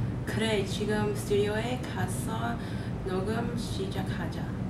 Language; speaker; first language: Korean; non-native, learner; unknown